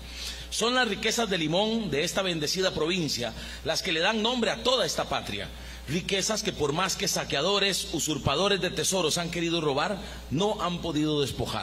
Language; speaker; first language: Spanish; native; Spanish